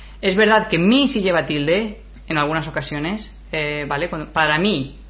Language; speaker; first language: Spanish; native; Spanish